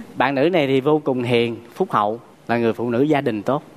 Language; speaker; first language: Vietnamese; native; Vietnamese